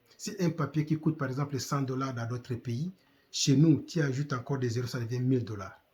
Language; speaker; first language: French; non-native, local second language; Lingala